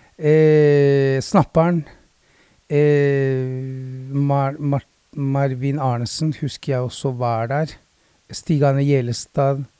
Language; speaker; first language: Norwegian; early bilingual, other home language; Spanish